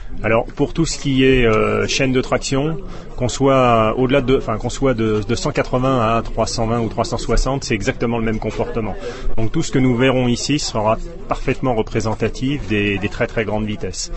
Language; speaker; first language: French; native; French